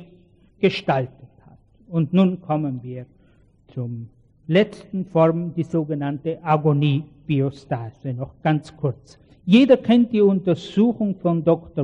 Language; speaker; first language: German; native; German